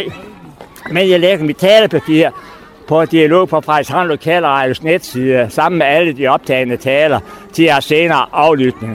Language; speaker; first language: Danish; native; Danish